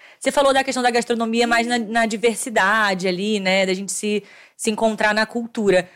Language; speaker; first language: Portuguese; native; Portuguese